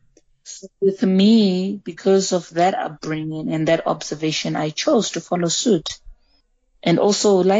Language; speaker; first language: English; early bilingual, other home language; Shona